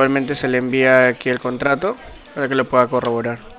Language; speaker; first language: Spanish; native; Spanish